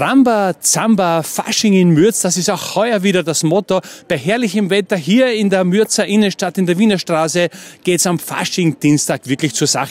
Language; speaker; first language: German; native; German